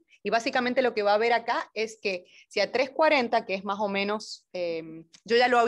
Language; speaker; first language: Spanish; native; Spanish